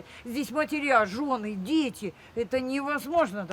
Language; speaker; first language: Russian; native; Russian